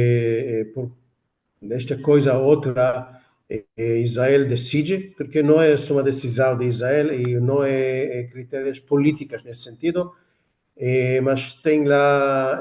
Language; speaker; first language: Portuguese; non-native, fluent; Hebrew